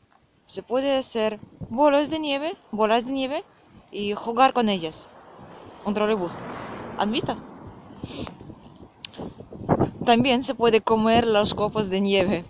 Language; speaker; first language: Spanish; non-native, fluent; Russian